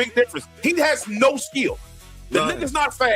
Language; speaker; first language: English; native; English